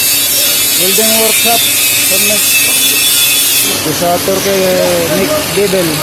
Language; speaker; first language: English; non-native, learner; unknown